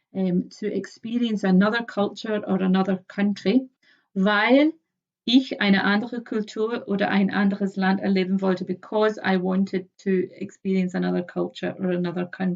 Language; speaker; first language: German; non-native, fluent; English